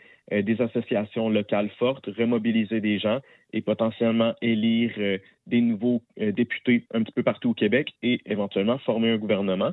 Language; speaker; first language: French; native; French